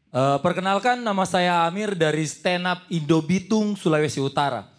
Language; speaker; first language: Indonesian; native; Indonesian